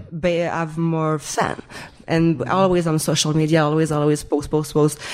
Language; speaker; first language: English; non-native, fluent; French